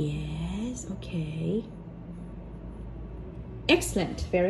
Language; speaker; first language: English; non-native, fluent; Thai